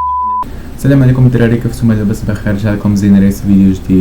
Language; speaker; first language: Arabic; native; Arabic